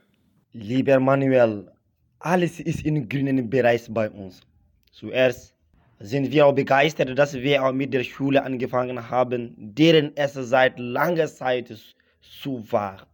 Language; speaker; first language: German; non-native, fluent; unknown